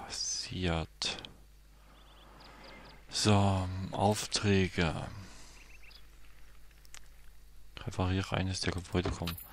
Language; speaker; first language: German; native; German